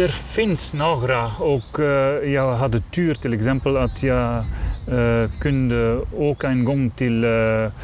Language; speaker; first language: Swedish; non-native, learner; Dutch